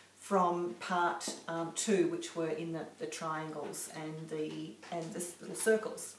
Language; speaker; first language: English; native; English